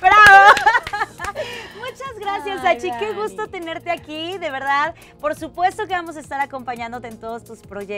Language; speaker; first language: Spanish; native; Spanish